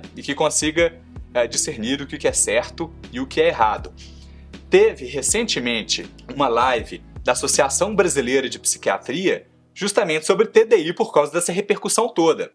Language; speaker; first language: Portuguese; native; Portuguese